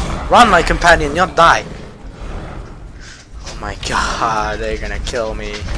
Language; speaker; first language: English; non-native, fluent; Swedish